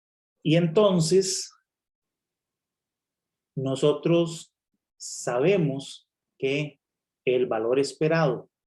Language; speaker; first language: Spanish; native; Spanish